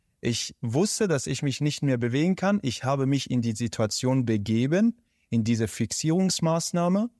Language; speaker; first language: German; non-native, fluent; Persian